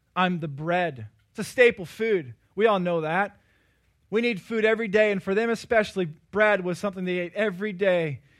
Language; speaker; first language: English; native; English